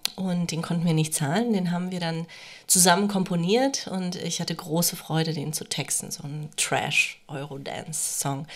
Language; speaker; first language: German; early bilingual, other home language; Romanian